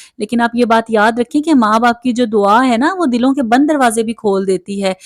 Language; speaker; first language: Urdu; native; Urdu